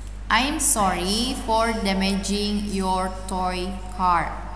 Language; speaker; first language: English; non-native, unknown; Indonesian